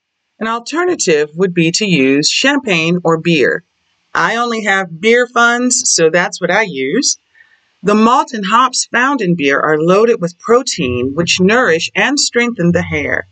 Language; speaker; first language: English; native; English